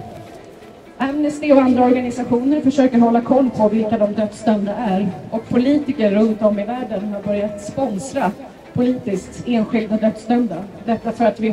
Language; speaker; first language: Swedish; native; Swedish